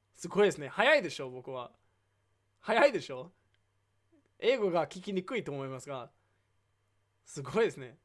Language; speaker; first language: Japanese; non-native, learner; English